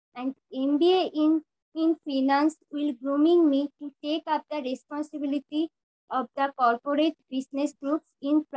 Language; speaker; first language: English; non-native, local second language; Bangla